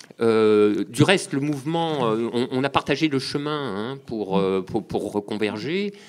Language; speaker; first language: French; native; French